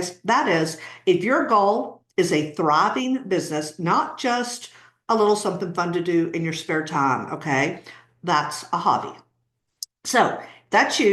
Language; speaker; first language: English; native; English